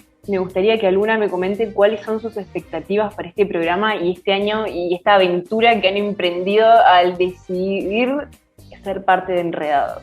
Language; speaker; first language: Spanish; native; Spanish